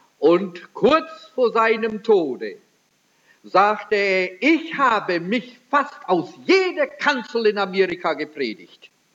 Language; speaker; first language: German; early bilingual, heritage; German